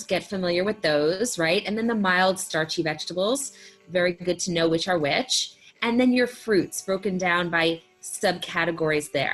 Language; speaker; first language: English; native; English